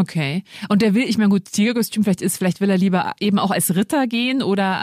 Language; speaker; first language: German; native; German